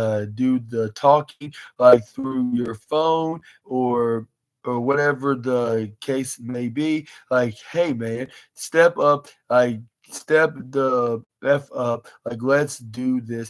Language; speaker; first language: English; native; English